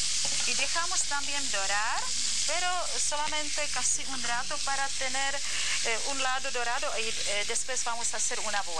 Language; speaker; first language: Spanish; non-native, learner; Czech